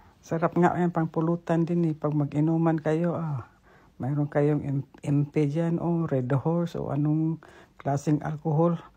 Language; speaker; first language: Filipino; non-native, local second language; Cebuano